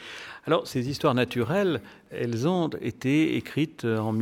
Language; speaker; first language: French; native; French